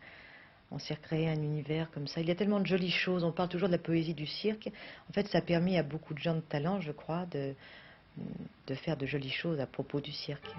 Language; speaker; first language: French; native; French